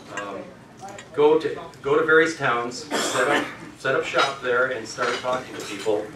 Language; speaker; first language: English; native; English